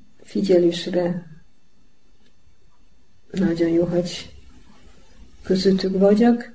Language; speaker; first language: Hungarian; non-native, learner; Polish